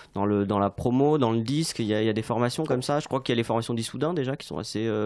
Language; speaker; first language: French; native; French